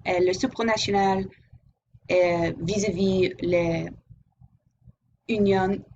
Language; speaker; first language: French; non-native, learner; English